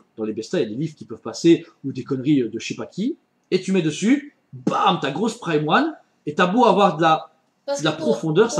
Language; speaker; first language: French; native; French